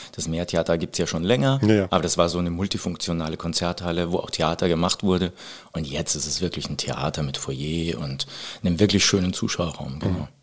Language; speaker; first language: German; native; German